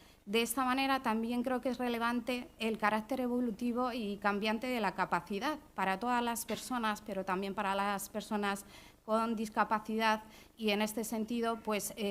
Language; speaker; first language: Spanish; native; Spanish